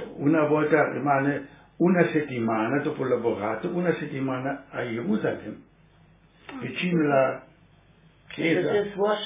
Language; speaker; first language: Italian; non-native, local second language; Slovenian